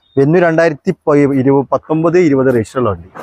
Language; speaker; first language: Malayalam; native; Malayalam